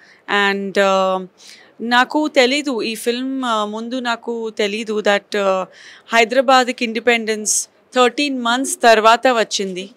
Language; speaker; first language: Telugu; non-native, fluent; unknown